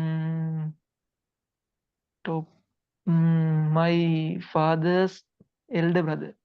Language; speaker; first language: English; non-native, learner; Sinhala